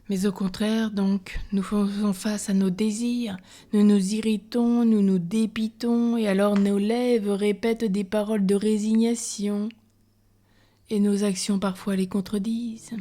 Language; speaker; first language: French; native; French